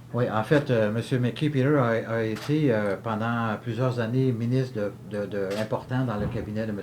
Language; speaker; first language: French; native; French